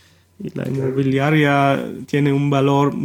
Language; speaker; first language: Spanish; non-native, fluent; German